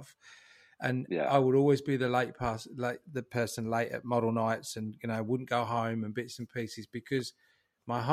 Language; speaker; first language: English; native; English